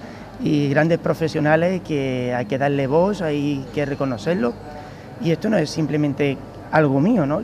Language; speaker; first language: Spanish; native; Spanish